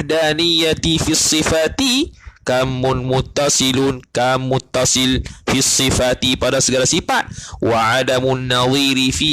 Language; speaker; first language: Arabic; non-native, fluent; Malay